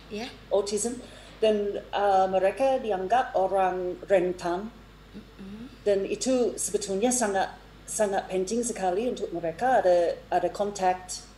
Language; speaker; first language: Indonesian; non-native, fluent; English